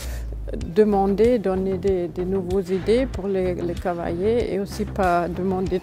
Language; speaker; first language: French; non-native, fluent; German